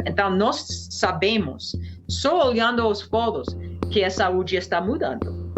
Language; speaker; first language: Portuguese; non-native, fluent; English